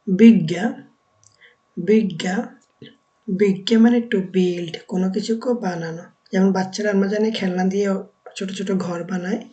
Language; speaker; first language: Bangla; native; Bangla